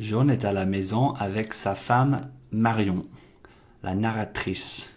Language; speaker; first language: French; non-native, fluent; English